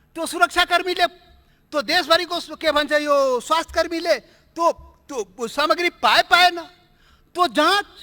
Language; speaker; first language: Nepali; non-native, local second language; Maithili